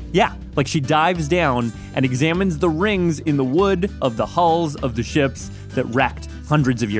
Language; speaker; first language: English; native; English